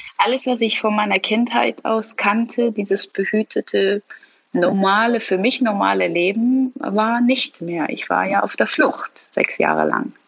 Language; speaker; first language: German; early bilingual, other home language; Persian